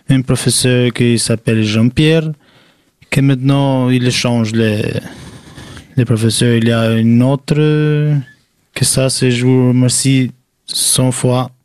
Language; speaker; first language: French; non-native, learner; Albanian